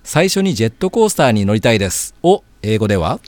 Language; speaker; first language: Japanese; native; Japanese